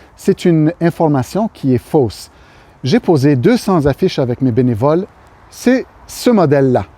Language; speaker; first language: French; native; French